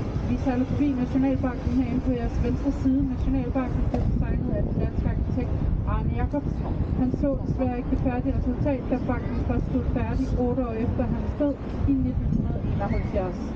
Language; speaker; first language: Danish; native; Danish